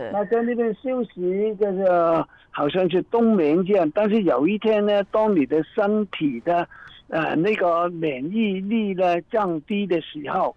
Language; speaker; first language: Chinese; native; Chinese